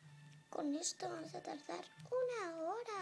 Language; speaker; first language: Spanish; native; Spanish